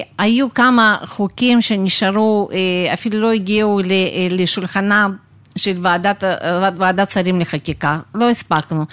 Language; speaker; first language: Hebrew; non-native, fluent; Russian